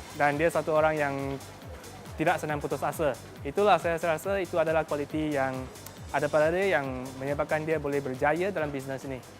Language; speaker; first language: Malay; non-native, local second language; Chinese